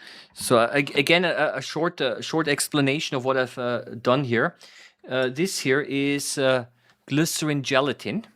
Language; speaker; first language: English; non-native, fluent; German